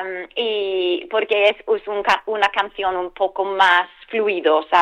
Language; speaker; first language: Spanish; non-native, fluent; English